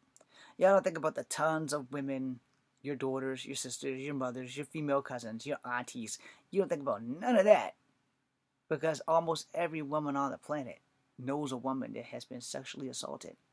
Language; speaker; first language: English; native; English